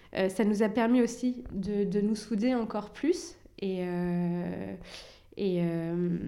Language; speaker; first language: French; early bilingual, other home language; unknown